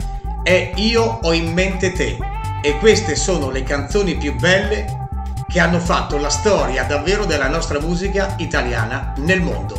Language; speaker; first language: Italian; native; Italian